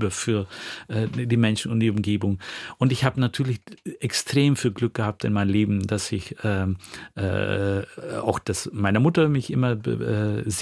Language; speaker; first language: German; non-native, fluent; Dutch